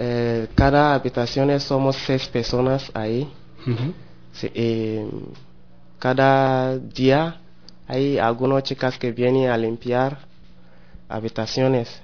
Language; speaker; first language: Spanish; non-native, learner; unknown